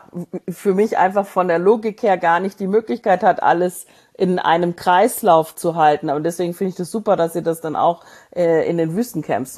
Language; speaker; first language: German; native; German